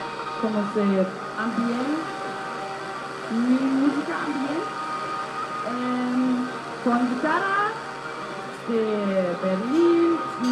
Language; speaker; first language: Spanish; non-native, learner; German